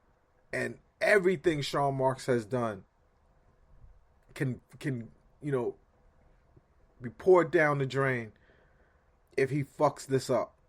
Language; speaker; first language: English; native; English